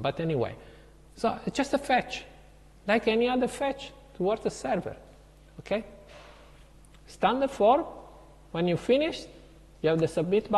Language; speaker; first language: English; non-native, fluent; Italian